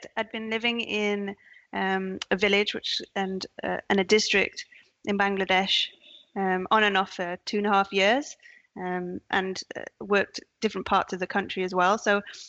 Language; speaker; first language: English; native; English